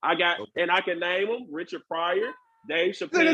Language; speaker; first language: English; native; English